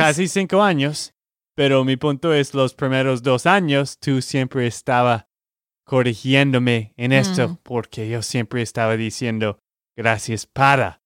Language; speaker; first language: Spanish; non-native, learner; English